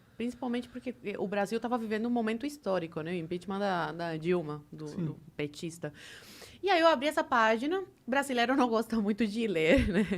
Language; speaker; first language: Portuguese; non-native, fluent; Spanish